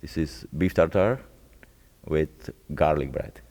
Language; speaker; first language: English; non-native, fluent; Czech